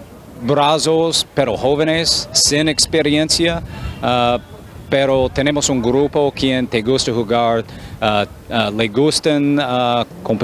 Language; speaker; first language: Spanish; non-native, fluent; English